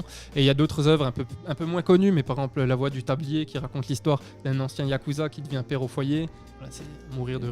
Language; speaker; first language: French; native; French